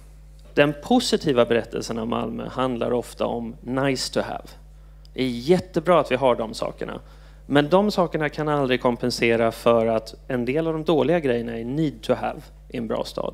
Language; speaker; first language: Swedish; native; Swedish